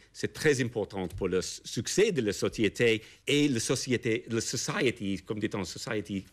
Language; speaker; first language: French; non-native, fluent; English